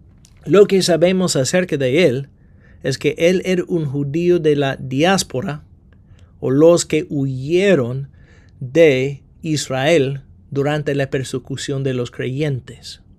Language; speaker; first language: Spanish; non-native, fluent; English